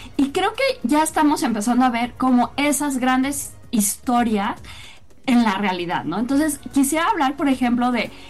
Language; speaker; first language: Spanish; native; Spanish